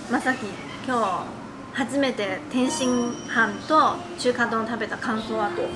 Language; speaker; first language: Japanese; non-native, fluent; Chinese